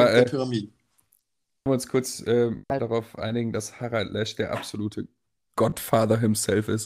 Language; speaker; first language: German; native; German